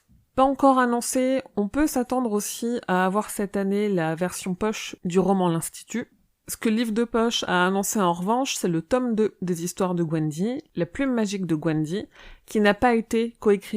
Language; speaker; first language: French; native; French